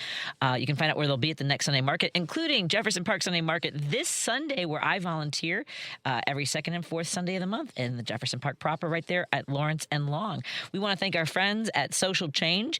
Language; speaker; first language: English; native; English